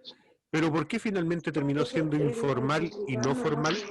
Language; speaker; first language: Spanish; native; Spanish